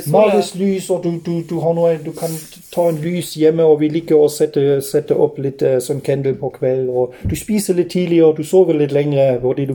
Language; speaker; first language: Norwegian; non-native, fluent; German